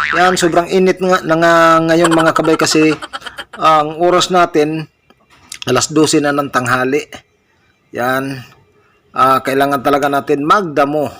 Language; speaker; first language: Filipino; non-native, local second language; Cebuano